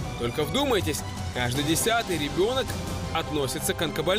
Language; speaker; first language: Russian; non-native, local second language; Ukrainian